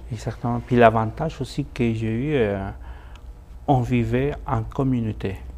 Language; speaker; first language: French; non-native, fluent; Spanish